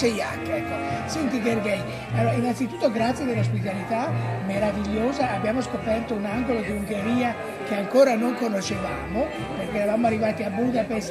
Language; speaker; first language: Italian; native; Italian